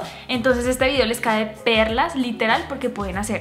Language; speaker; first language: Spanish; native; Spanish